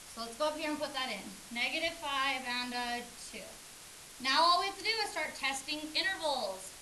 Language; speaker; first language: English; native; English